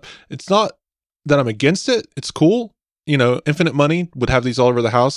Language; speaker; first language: English; native; English